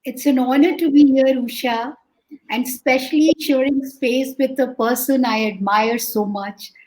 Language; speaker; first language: English; non-native, local second language; Hindi